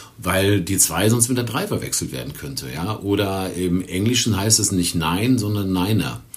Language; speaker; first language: German; native; German